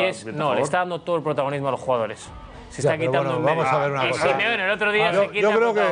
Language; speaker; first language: Spanish; native; Spanish